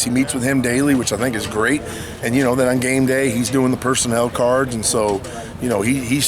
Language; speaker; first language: English; native; English